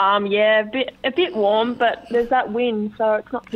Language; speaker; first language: English; native; English